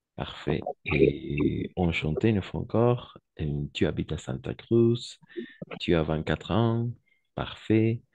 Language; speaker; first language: French; non-native, fluent; Spanish